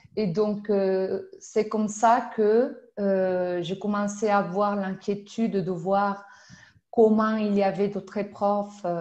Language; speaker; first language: French; non-native, fluent; Spanish